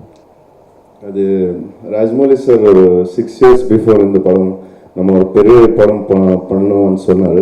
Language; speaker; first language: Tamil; non-native, learner; Telugu